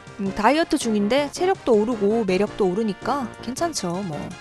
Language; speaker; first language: Korean; native; Korean